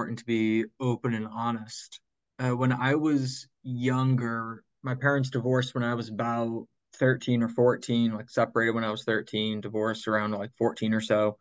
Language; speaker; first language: English; native; English